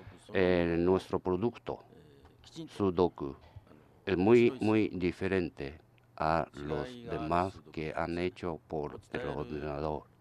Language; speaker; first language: Spanish; non-native, learner; Japanese